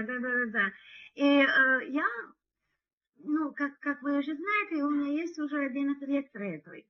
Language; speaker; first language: Russian; non-native, learner; English